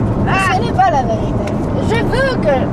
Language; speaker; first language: French; non-native, learner; Georgian